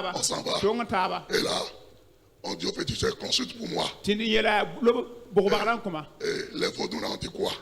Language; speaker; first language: French; non-native, local second language; Fon